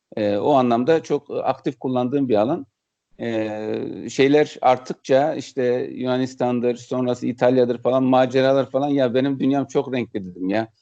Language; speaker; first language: Turkish; native; Turkish